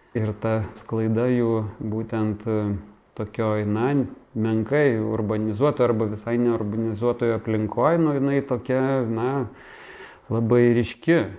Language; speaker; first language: Lithuanian; native; Lithuanian